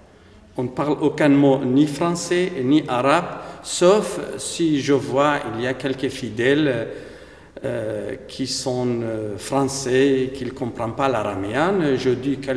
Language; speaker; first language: French; non-native, fluent; Aramaic